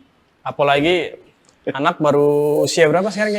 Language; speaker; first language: Indonesian; native; Indonesian